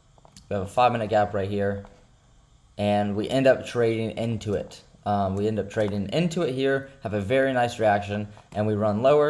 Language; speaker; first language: English; native; English